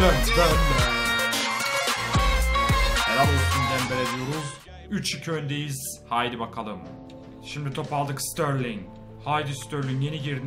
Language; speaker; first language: Turkish; native; Turkish